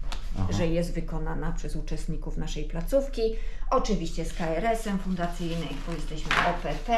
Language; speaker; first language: Polish; native; Polish